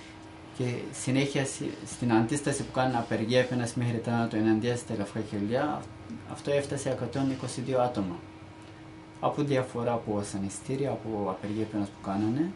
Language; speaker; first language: Greek; non-native, learner; Turkish